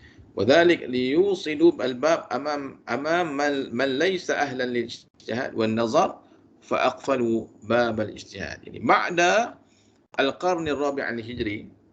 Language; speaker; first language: Arabic; non-native, fluent; Malay